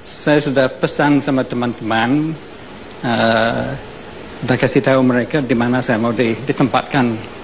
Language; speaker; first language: Indonesian; non-native, fluent; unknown